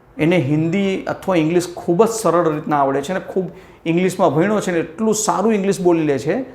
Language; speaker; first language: Gujarati; non-native, local second language; Hindi